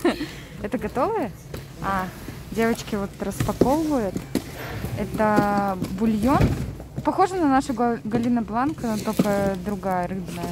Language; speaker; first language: Russian; native; Russian